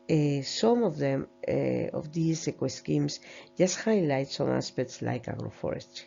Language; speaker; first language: English; non-native, fluent; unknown